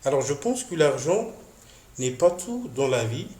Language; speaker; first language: French; non-native, local second language; Arabic